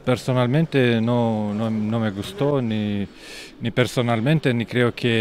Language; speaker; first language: Spanish; non-native, learner; Lithuanian